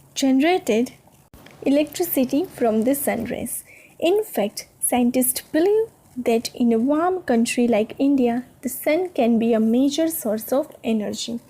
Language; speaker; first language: English; non-native, local second language; Gujarati